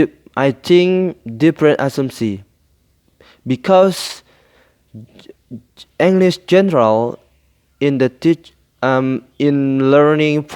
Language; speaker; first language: English; non-native, learner; Indonesian